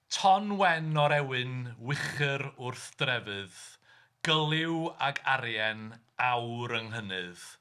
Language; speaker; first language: Welsh; native; Welsh